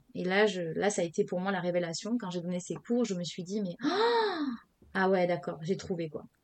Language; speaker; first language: French; native; French